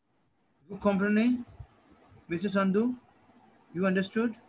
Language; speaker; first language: English; non-native, local second language; Hindi